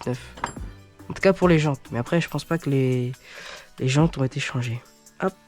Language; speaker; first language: French; native; French